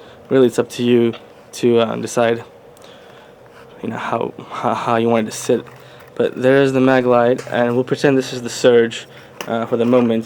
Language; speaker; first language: English; native; English